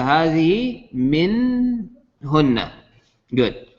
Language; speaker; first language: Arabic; non-native, fluent; English